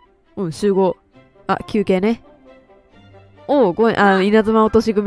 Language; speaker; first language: Japanese; native; Japanese